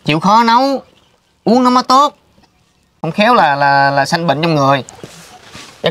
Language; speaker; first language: Vietnamese; native; Vietnamese